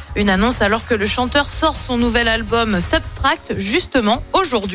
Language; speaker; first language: French; native; French